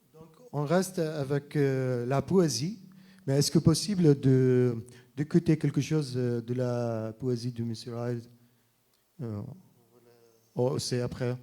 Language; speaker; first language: French; non-native, fluent; Arabic